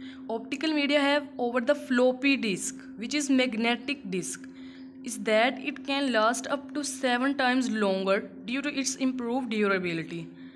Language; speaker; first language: English; non-native, local second language; Urdu